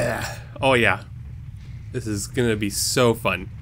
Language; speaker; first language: English; native; English